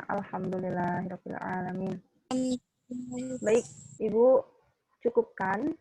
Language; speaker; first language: Indonesian; native; Indonesian